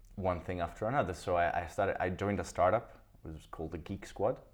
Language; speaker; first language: English; early bilingual, other home language; Italian